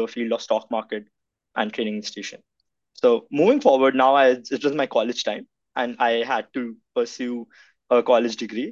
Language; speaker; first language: English; non-native, local second language; Hindi